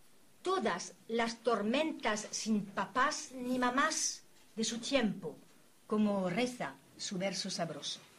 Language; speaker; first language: Spanish; native; Spanish